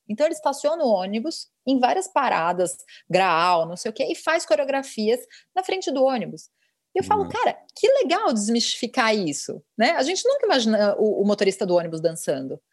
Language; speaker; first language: Portuguese; native; Portuguese